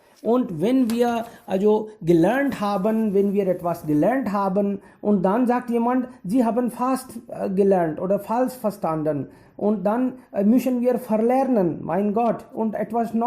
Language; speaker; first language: German; non-native, fluent; Hindi